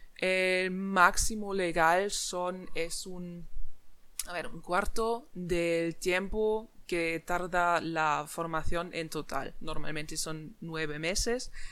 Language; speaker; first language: Spanish; non-native, fluent; German